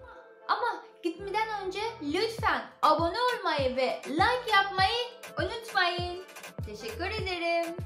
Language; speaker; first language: Turkish; non-native, learner; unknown